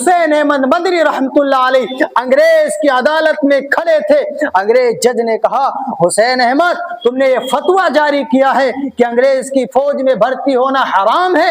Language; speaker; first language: Urdu; native; Urdu